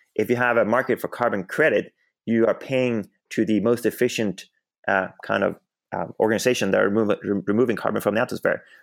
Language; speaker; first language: English; non-native, fluent; Swedish